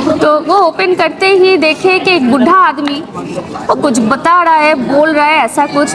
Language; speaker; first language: Hindi; non-native, local second language; Bangla